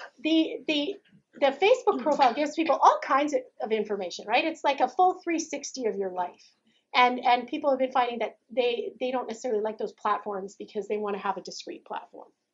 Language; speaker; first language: English; native; English